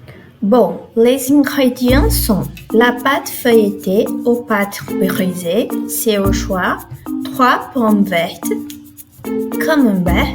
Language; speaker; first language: French; non-native, learner; Portuguese